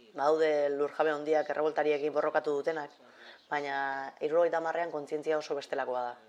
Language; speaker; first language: Basque; native; Basque